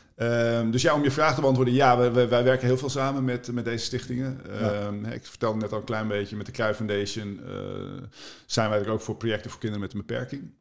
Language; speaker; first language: Dutch; native; Dutch